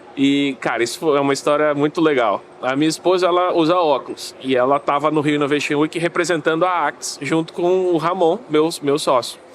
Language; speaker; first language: Portuguese; native; Portuguese